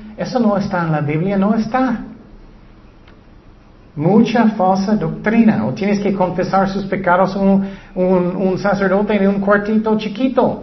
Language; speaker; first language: Spanish; non-native, learner; English